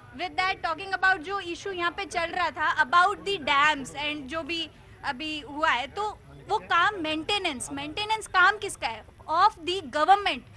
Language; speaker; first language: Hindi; native; Hindi